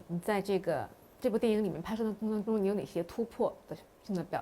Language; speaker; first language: Chinese; native; Chinese